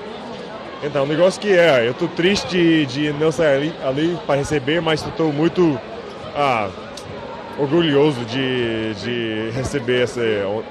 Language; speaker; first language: Portuguese; non-native, fluent; English